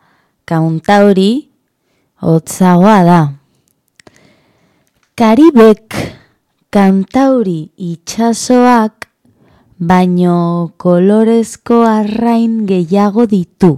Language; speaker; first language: Basque; non-native, learner; Spanish